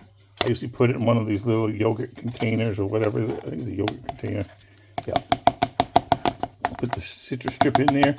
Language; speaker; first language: English; native; English